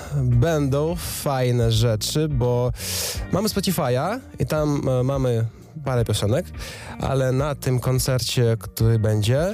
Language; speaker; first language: Polish; non-native, fluent; Ukrainian